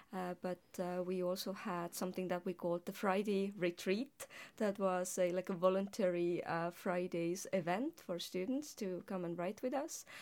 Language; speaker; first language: English; non-native, fluent; Estonian